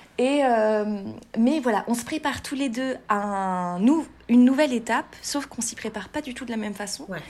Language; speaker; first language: French; native; French